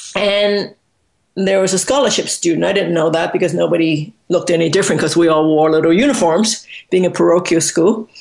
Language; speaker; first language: English; non-native, local second language; Cantonese